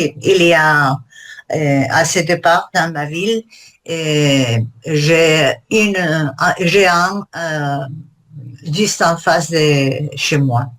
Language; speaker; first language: French; non-native, learner; Spanish